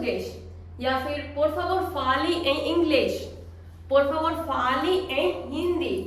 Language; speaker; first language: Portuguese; non-native, fluent; Hindi